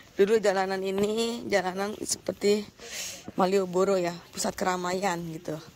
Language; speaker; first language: Indonesian; native; Indonesian